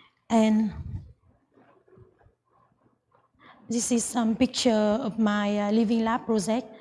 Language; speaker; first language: English; non-native, learner; Vietnamese